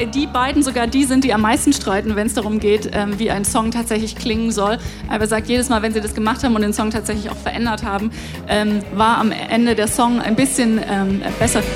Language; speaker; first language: German; native; German